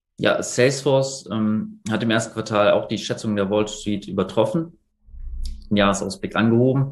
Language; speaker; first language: German; native; German